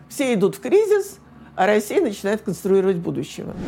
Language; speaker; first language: Russian; native; Russian